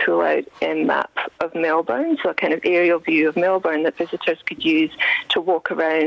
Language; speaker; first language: English; native; English